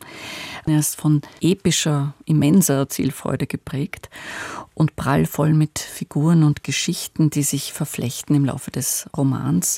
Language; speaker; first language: German; native; German